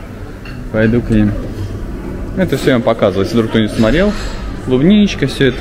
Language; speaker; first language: Russian; native; Russian